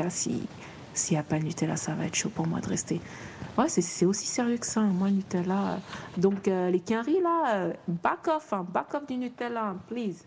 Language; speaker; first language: French; native; French